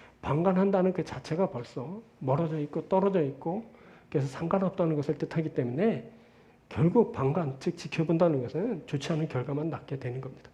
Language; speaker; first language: Korean; native; Korean